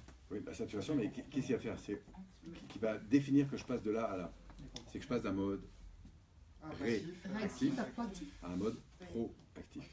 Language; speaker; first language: French; native; French